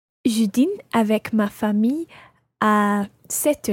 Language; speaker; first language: French; non-native, learner; English